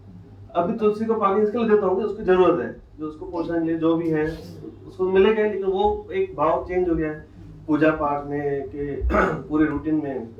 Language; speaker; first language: Hindi; non-native, local second language; Gujarati